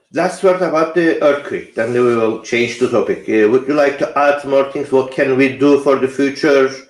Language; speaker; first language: English; non-native, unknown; Turkish